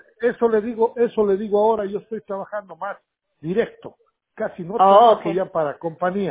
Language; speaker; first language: Spanish; native; Spanish